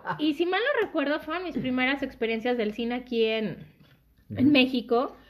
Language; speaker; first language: Spanish; native; Spanish